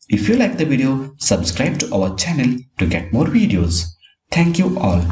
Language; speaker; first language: English; non-native, local second language; Kannada